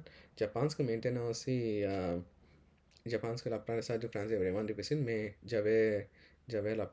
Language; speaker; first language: French; non-native, learner; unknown